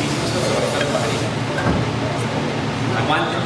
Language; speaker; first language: Spanish; native; Spanish